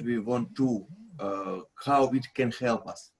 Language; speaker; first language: English; non-native, learner; Russian